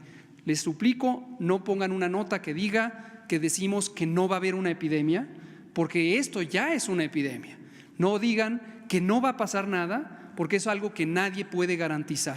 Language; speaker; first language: Spanish; native; Spanish